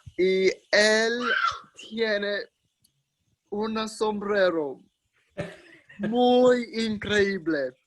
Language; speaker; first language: Spanish; non-native, learner; English